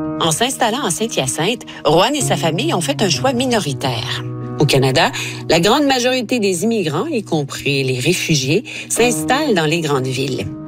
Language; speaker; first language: French; native; French